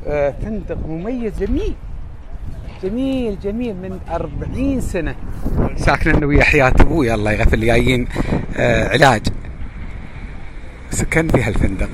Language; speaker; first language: Arabic; native; Arabic